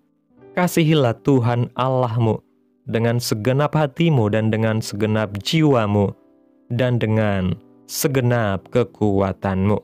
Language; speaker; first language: Indonesian; native; Indonesian